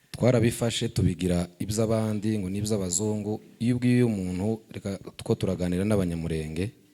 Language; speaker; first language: Kinyarwanda; native; Kinyarwanda